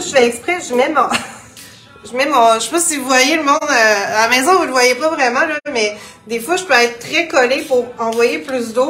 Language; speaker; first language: French; native; French